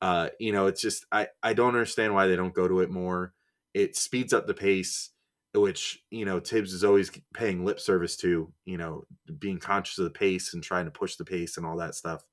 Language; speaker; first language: English; native; English